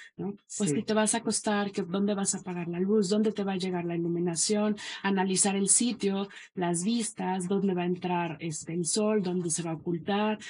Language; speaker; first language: Spanish; native; Spanish